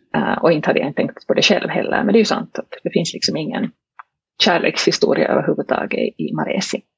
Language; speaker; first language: Swedish; native; Swedish